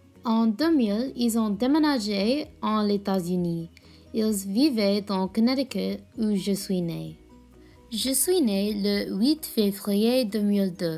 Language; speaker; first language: French; non-native, learner; English